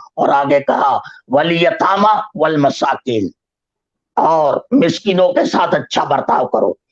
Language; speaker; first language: Urdu; native; Urdu